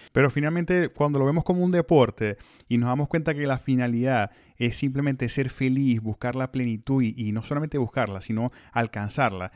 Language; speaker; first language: Spanish; native; Spanish